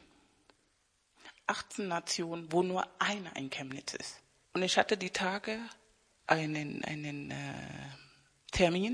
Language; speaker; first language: German; non-native, fluent; Spanish